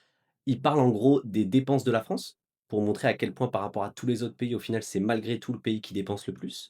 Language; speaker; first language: French; native; French